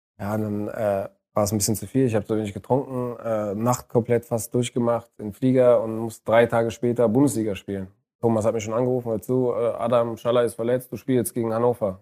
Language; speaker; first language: German; early bilingual, other home language; Arabic